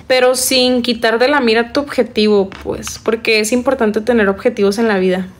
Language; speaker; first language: Spanish; native; Spanish